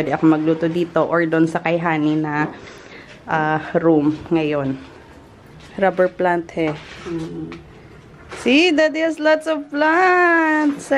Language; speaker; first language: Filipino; non-native, local second language; Hiligaynon